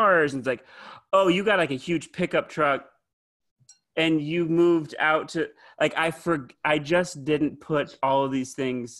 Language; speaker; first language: English; native; English